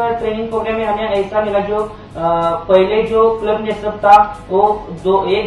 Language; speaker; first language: Hindi; non-native, local second language; Marathi